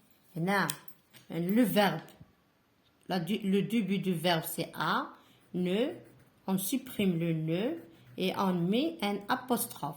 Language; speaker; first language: French; non-native, local second language; Arabic